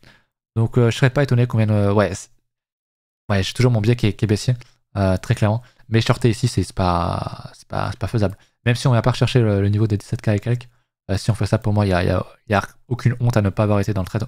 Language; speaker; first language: French; native; French